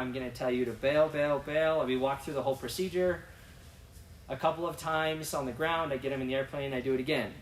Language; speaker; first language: English; native; English